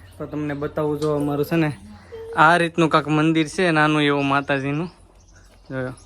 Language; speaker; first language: Gujarati; native; Gujarati